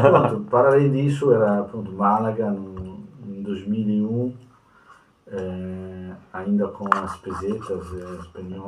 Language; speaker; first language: Portuguese; non-native, fluent; Italian